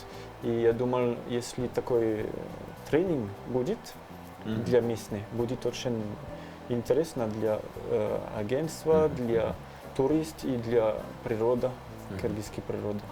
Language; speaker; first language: Russian; non-native, learner; French